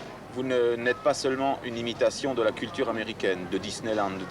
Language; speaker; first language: French; native; French